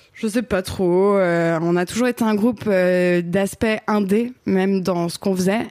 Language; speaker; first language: French; native; French